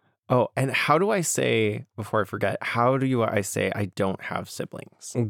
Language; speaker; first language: English; native; English